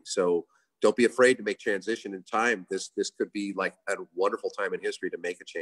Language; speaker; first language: English; native; English